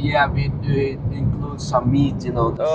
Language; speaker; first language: English; non-native, fluent; Chinese